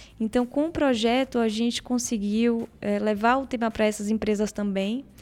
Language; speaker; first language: Portuguese; native; Portuguese